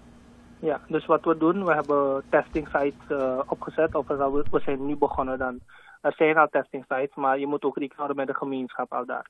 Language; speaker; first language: Dutch; native; Dutch